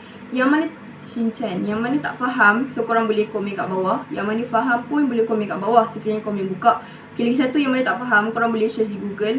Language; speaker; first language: Malay; native; Malay